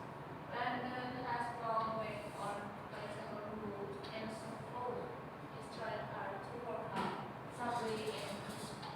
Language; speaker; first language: English; non-native, learner; Indonesian